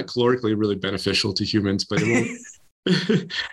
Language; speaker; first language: English; native; English